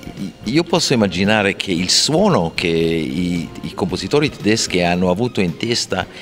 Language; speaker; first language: Italian; non-native, fluent; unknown